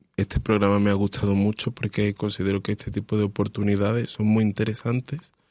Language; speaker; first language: Spanish; early bilingual, other home language; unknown